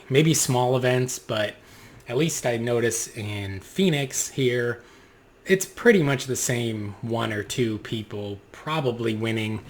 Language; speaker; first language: English; native; English